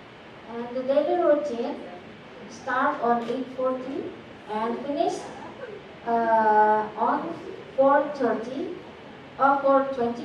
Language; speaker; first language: English; non-native, fluent; Indonesian